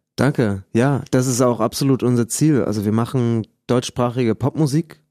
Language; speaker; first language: German; native; German